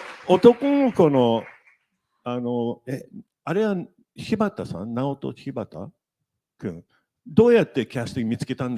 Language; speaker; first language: Japanese; native; Japanese